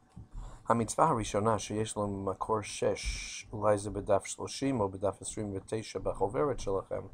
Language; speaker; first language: Hebrew; non-native, fluent; English